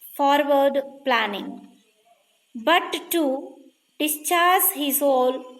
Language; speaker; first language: English; non-native, local second language; Kannada